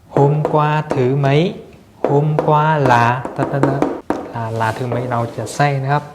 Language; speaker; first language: Thai; non-native, fluent; Vietnamese